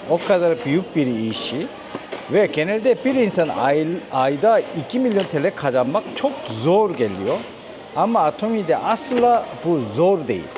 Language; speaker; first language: Turkish; non-native, fluent; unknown